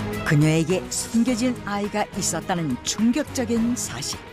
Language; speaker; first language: Korean; native; Korean